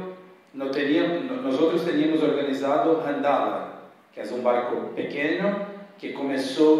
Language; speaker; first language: Spanish; non-native, fluent; Portuguese